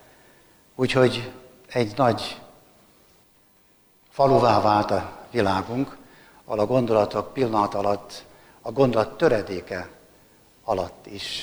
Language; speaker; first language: Hungarian; native; Hungarian